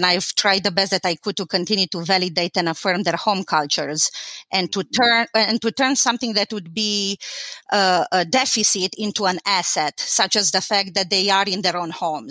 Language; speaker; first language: English; non-native, fluent; Romanian